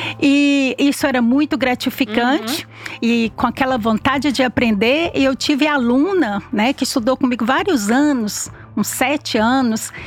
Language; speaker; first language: Portuguese; native; Portuguese